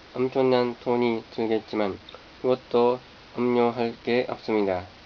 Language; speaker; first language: Korean; non-native, fluent; Japanese